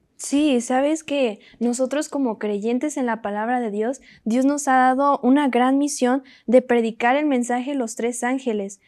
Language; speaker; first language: Spanish; native; Spanish